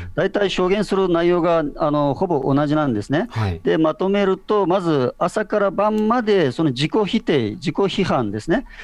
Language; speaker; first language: Japanese; non-native, fluent; Uyghur